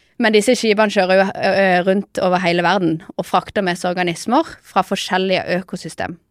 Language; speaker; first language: Norwegian; native; Norwegian